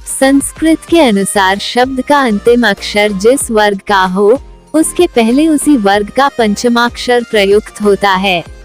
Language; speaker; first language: Hindi; non-native, local second language; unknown